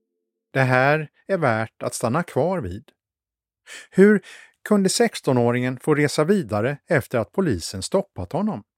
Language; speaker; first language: Swedish; native; Swedish